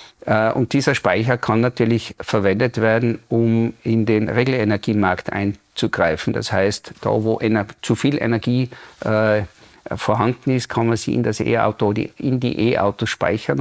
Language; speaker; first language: German; native; German